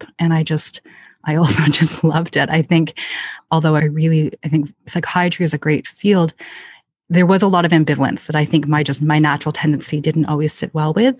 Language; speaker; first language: English; native; English